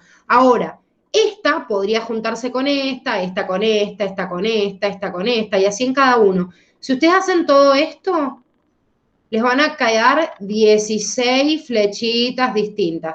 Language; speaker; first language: Spanish; native; Spanish